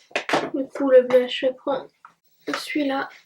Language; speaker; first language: French; native; French